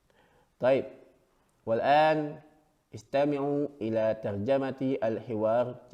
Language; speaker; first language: Arabic; non-native, fluent; Indonesian